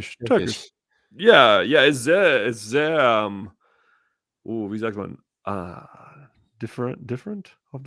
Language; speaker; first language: German; non-native, learner; English